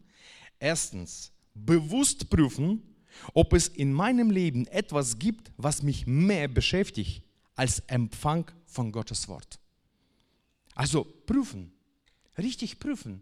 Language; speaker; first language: German; non-native, fluent; Russian